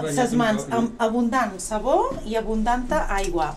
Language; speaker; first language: Catalan; native; Catalan